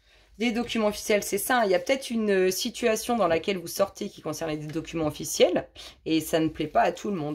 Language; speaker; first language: French; native; French